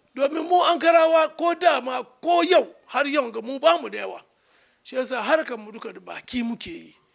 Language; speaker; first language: Hausa; early bilingual, heritage; Hausa